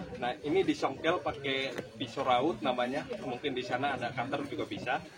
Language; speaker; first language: Indonesian; non-native, local second language; Sundanese